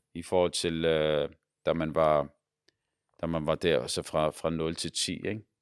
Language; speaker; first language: Danish; early bilingual, other home language; Arabic